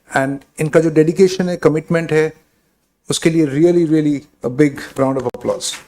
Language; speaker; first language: Hindi; non-native, local second language; Bangla